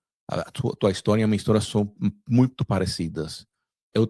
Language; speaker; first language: Portuguese; non-native, fluent; Spanish